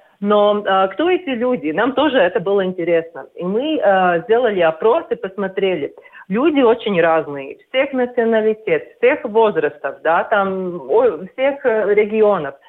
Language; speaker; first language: Russian; non-native, local second language; Latvian